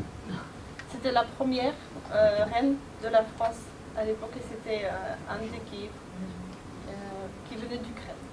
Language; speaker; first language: French; non-native, fluent; Ukrainian